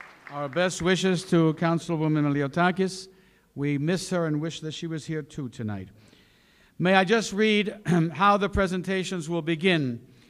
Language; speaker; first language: English; native; English